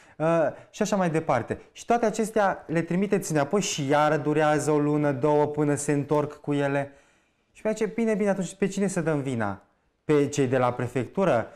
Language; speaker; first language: Romanian; native; Romanian